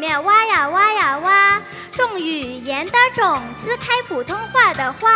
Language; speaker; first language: Chinese; non-native, fluent; Thai